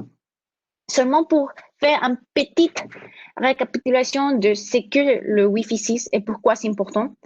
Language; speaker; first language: French; non-native, fluent; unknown